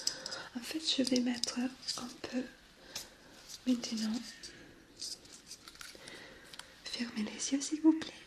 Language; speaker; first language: French; non-native, fluent; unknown